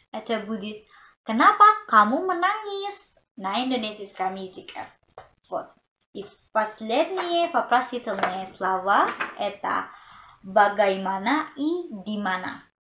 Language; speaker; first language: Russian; non-native, learner; Indonesian